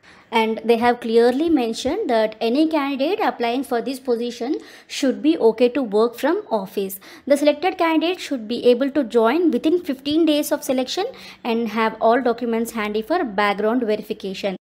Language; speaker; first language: English; non-native, local second language; Telugu